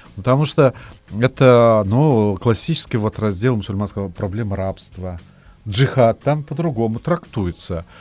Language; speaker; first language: Russian; non-native, local second language; Tatar